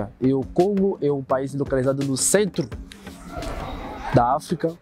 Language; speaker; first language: Portuguese; non-native, fluent; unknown